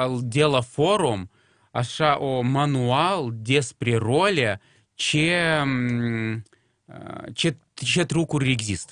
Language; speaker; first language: Romanian; non-native, local second language; Russian